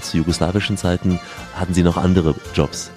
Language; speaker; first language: German; native; German